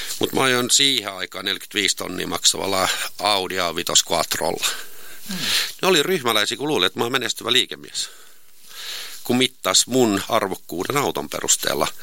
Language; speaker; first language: Finnish; non-native, local second language; Swedish